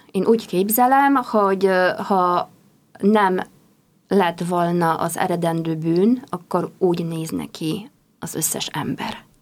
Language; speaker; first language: Hungarian; non-native, fluent; Polish